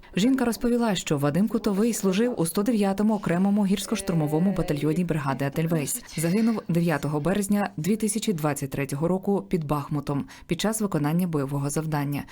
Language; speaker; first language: Ukrainian; native; Ukrainian